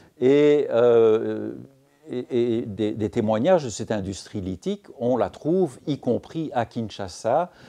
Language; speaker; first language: French; native; French